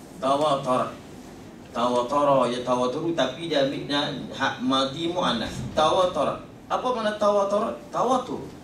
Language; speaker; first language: Malay; native; Malay